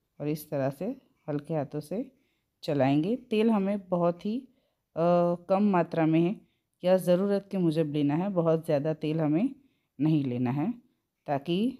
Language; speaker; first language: Hindi; non-native, local second language; Gujarati